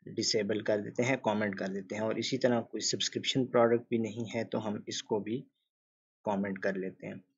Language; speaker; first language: Urdu; native; Urdu